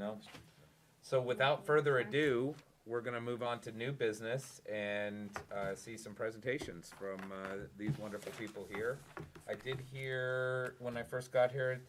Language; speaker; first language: English; native; English